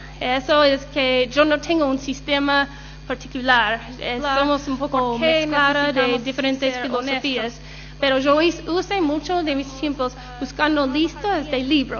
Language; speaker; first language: Spanish; non-native, learner; English